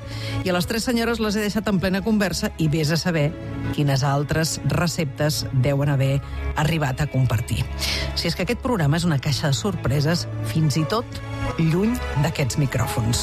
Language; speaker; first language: Catalan; native; Catalan